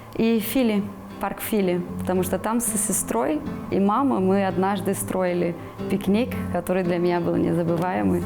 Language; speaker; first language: Russian; non-native, fluent; Portuguese